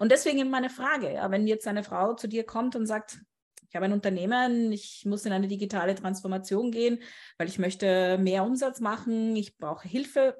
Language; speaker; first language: German; native; German